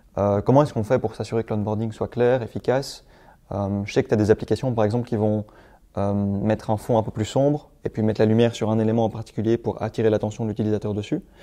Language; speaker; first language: French; native; French